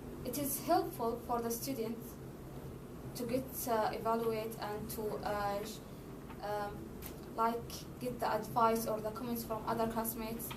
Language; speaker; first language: English; non-native, learner; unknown